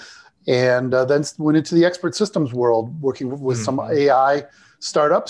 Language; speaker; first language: English; native; English